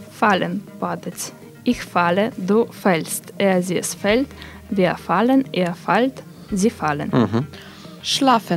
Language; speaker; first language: German; non-native, learner; Russian